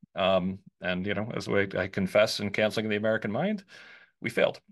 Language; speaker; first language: English; native; English